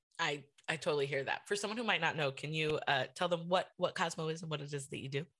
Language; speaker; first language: English; native; English